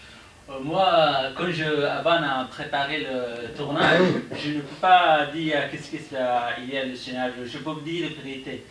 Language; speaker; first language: French; non-native, learner; Arabic